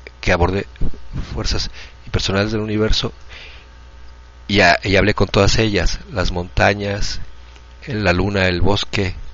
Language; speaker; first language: Spanish; non-native, fluent; Russian